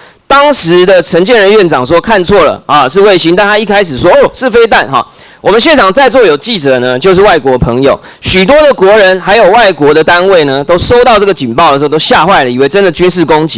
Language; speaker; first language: Chinese; native; Chinese